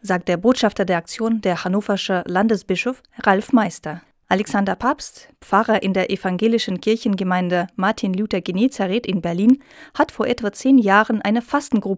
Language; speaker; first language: German; native; German